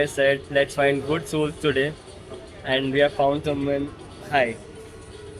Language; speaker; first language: English; non-native, fluent; Hindi